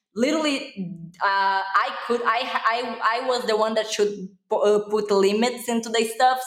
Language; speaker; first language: English; non-native, fluent; Portuguese